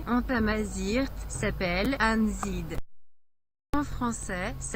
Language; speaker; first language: French; non-native, learner; Berber languages